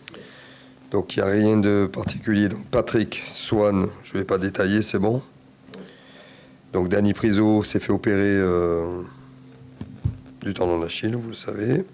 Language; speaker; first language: French; native; French